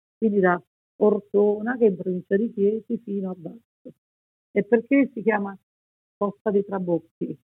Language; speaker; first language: Italian; native; Italian